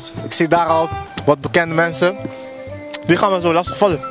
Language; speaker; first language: Dutch; native; Dutch